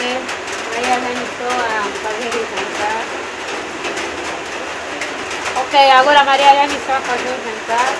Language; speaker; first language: Portuguese; non-native, local second language; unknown